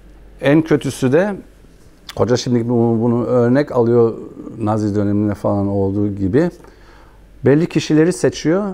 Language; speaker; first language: Turkish; non-native, fluent; German